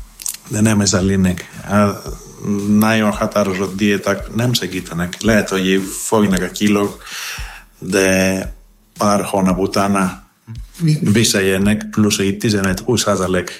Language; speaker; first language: Hungarian; non-native, learner; Greek